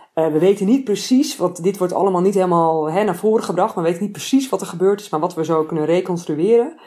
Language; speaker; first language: Dutch; native; Dutch